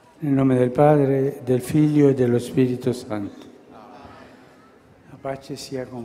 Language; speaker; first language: Italian; early bilingual, heritage; Spanish